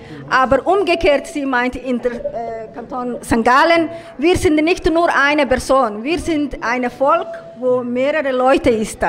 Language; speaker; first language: German; non-native, learner; Somali